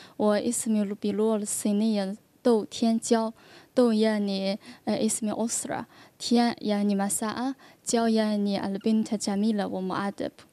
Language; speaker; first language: Arabic; non-native, learner; Chinese